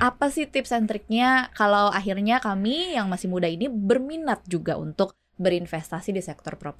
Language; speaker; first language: Indonesian; native; Indonesian